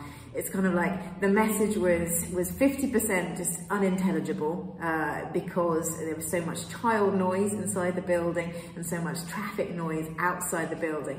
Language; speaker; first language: English; native; English